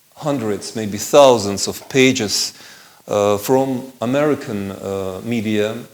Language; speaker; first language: English; non-native, fluent; Armenian